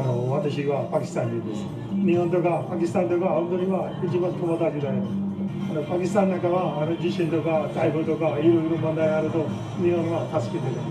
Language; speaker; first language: Japanese; non-native, learner; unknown